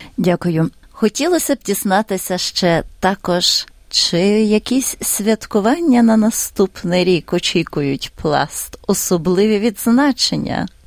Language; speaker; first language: Ukrainian; native; Ukrainian